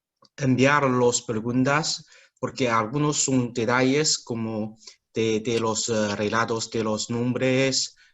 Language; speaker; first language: Spanish; non-native, fluent; Chinese